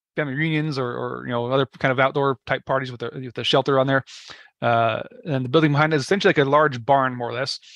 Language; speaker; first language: English; native; English